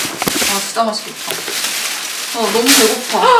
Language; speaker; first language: Korean; non-native, learner; Vietnamese